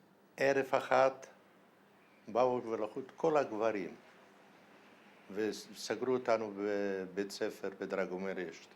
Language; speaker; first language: Hebrew; non-native, fluent; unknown